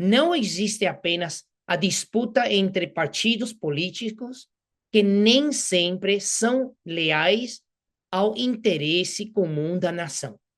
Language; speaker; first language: Portuguese; non-native, fluent; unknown